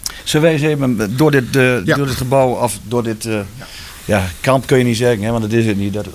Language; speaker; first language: Dutch; native; Dutch